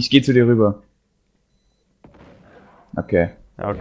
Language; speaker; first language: German; native; German